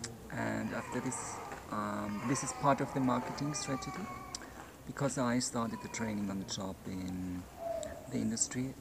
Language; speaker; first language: English; non-native, fluent; German